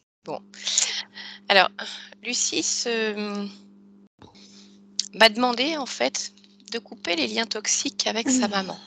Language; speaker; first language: French; native; French